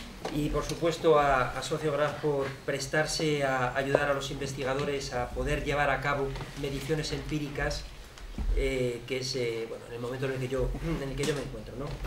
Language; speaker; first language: Spanish; native; Spanish